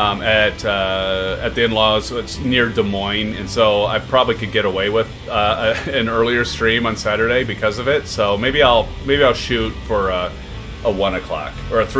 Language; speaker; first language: English; native; English